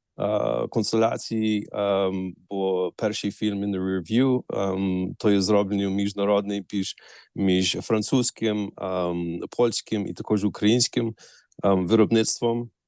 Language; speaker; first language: Ukrainian; early bilingual, heritage; Ukrainian